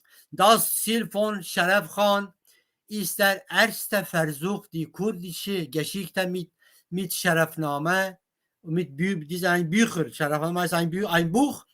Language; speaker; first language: German; non-native, fluent; Kurdish